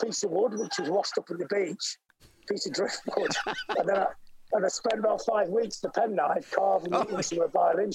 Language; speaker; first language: English; native; English